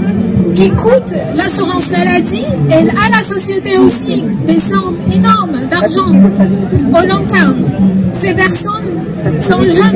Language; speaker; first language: French; non-native, fluent; Arabic